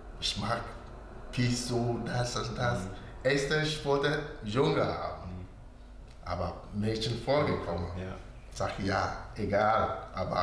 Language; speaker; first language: German; non-native, learner; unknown